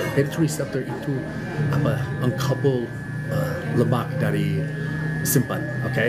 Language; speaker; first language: Indonesian; non-native, learner; English